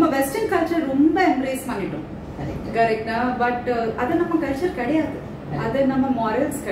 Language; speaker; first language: Tamil; non-native, local second language; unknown